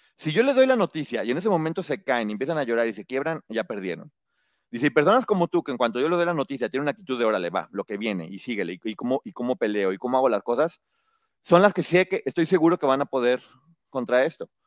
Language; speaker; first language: Spanish; native; Spanish